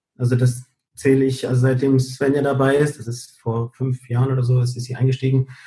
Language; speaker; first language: German; early bilingual, heritage; German